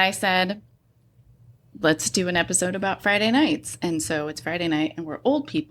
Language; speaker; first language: English; native; English